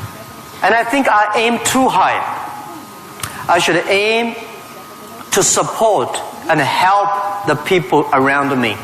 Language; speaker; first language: English; non-native, fluent; Chinese